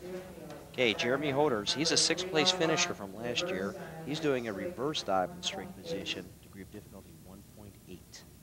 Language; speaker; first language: English; native; English